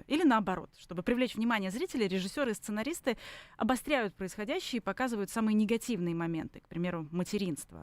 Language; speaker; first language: Russian; native; Russian